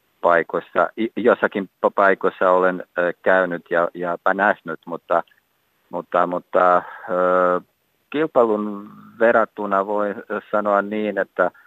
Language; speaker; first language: Finnish; non-native, fluent; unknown